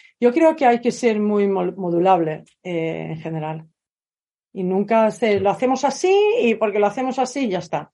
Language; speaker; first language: Spanish; non-native, fluent; Swedish